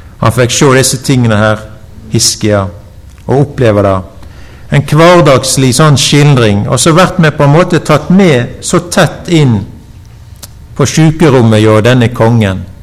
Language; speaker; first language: Norwegian; native; Norwegian